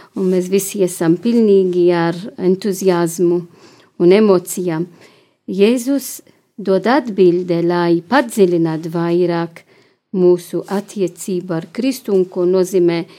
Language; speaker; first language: Latvian; non-native, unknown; Maltese